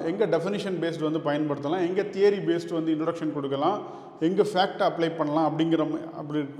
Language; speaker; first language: Tamil; native; Tamil